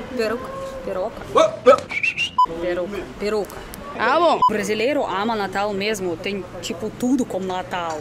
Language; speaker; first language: Portuguese; non-native, fluent; Russian